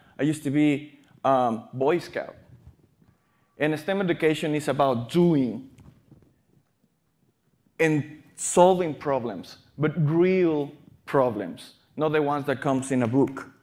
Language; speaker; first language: English; non-native, fluent; Spanish